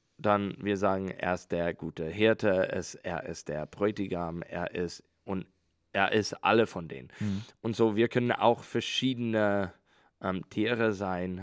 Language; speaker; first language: German; non-native, learner; English